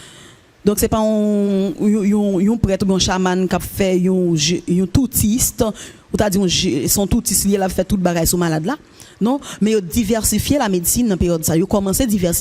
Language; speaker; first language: French; non-native, local second language; Haitian Creole